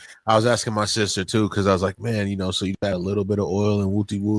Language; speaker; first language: English; native; English